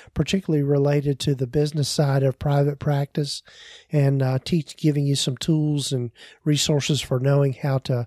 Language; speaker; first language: English; native; English